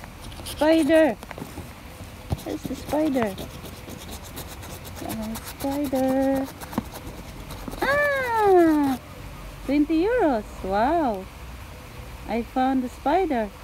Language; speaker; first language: English; non-native, local second language; Filipino